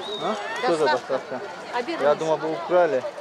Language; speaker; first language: Russian; non-native, local second language; Tajik